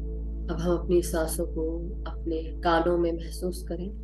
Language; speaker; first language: Hindi; native; Hindi